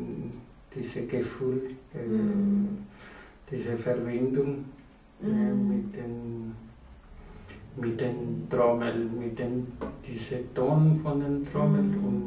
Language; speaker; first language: German; non-native, learner; Spanish